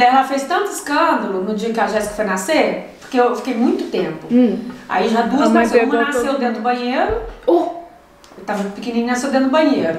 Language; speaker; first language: Portuguese; native; Portuguese